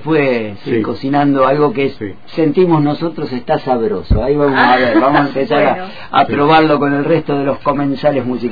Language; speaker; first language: Spanish; native; Spanish